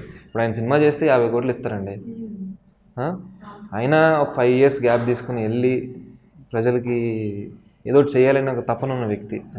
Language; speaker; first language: Telugu; native; Telugu